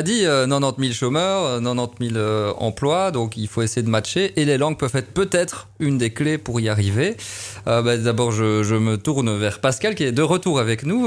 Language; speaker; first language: French; native; French